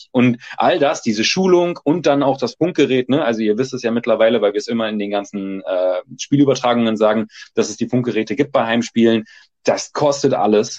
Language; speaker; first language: German; native; German